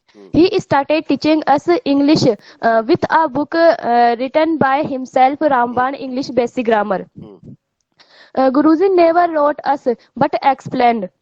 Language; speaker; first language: English; non-native, learner; Hindi